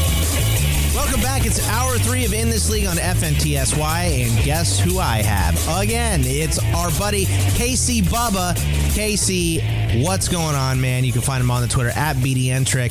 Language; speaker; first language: English; native; English